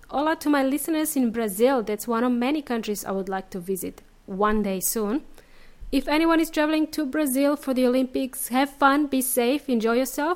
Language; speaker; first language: English; native; English